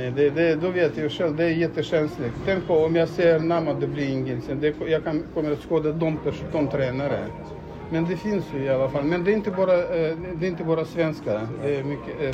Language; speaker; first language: Swedish; non-native, fluent; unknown